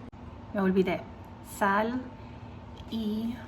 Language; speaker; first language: Spanish; early bilingual, heritage; Spanish